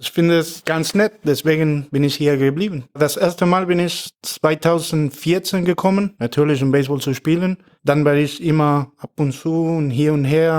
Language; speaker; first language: German; non-native, fluent; Spanish